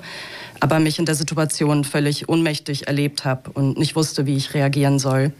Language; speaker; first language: German; native; German